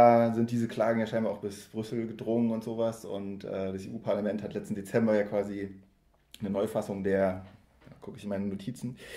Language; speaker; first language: German; native; German